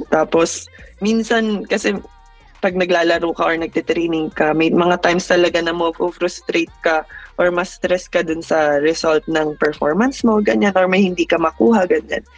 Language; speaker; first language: Filipino; native; Filipino